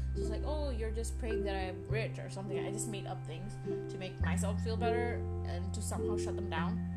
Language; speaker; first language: English; early bilingual, other home language; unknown